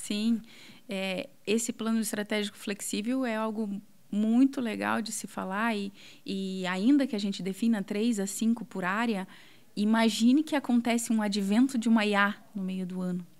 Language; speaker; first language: Portuguese; native; Portuguese